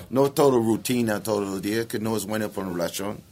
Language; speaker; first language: Spanish; non-native, learner; English